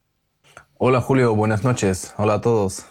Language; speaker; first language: Spanish; non-native, learner; Russian